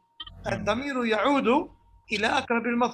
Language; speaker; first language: Arabic; non-native, fluent; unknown